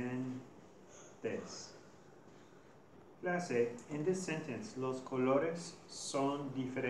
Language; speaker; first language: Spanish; non-native, fluent; English